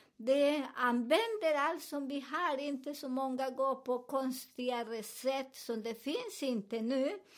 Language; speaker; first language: Swedish; non-native, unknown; Spanish